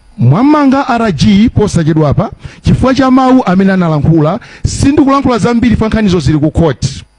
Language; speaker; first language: Nyanja; native; Nyanja